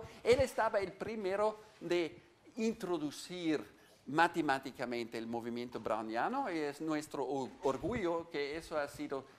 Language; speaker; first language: Spanish; non-native, fluent; German